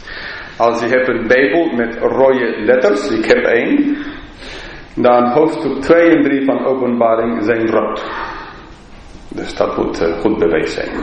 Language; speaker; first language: Dutch; non-native, fluent; English